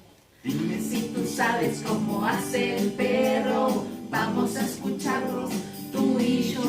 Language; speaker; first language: Spanish; native; Spanish